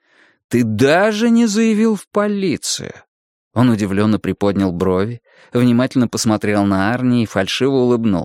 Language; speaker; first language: Russian; native; Russian